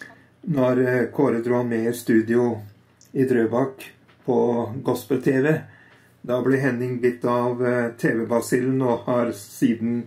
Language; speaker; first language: Norwegian; native; Norwegian